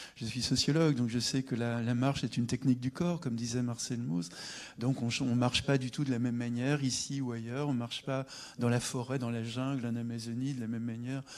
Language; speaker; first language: French; native; French